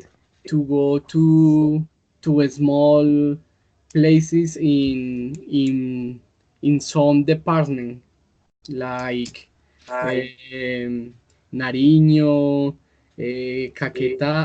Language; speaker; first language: English; non-native, learner; Spanish